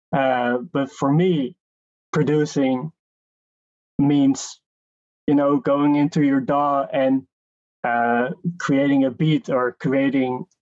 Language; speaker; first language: English; non-native, fluent; Dutch